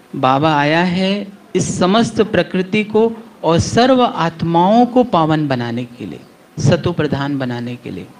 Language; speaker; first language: Hindi; native; Hindi